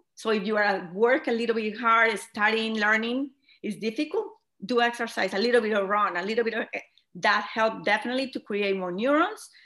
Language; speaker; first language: English; non-native, fluent; Spanish